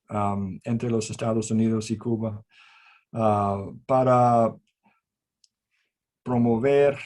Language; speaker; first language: Spanish; non-native, fluent; English